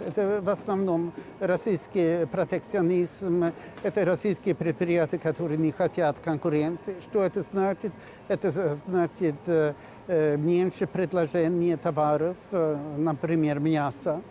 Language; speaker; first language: Russian; non-native, fluent; Swedish